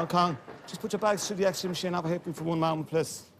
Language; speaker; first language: English; native; English